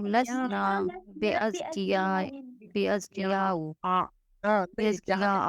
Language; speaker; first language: Arabic; non-native, learner; Urdu